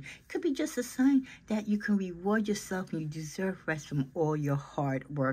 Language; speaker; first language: English; native; English